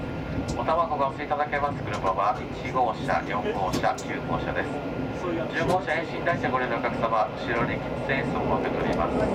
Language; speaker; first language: Japanese; native; Japanese